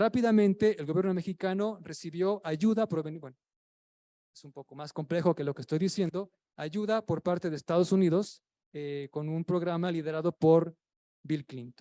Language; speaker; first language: Spanish; native; Spanish